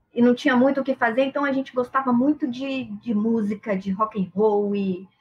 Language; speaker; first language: Portuguese; native; Portuguese